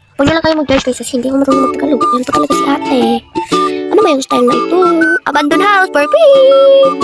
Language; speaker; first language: Filipino; non-native, local second language; Cebuano